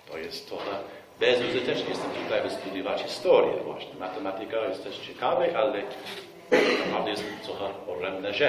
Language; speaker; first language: Polish; non-native, fluent; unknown